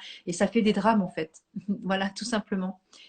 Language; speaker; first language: French; native; French